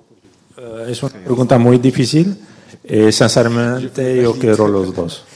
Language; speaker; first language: Spanish; non-native, learner; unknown